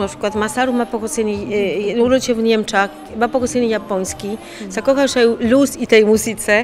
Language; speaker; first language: Polish; non-native, learner; Spanish